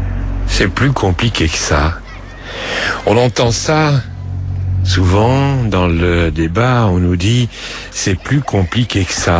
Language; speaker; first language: French; native; French